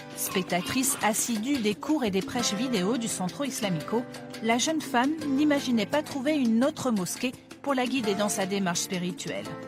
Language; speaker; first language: French; native; French